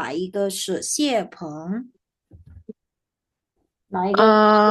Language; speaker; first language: Chinese; non-native, fluent; Indonesian